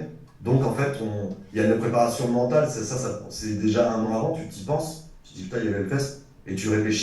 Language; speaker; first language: French; native; French